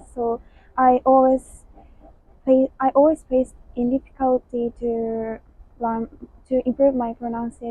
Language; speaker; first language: English; non-native, learner; Japanese